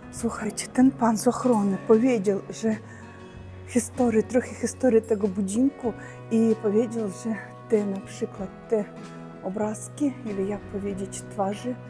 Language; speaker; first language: Polish; non-native, learner; Russian